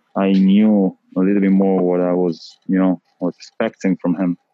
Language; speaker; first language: English; non-native, fluent; Italian